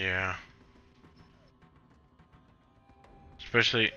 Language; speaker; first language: English; native; English